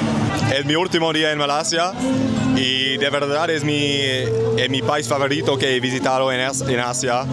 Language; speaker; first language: Spanish; non-native, learner; Dutch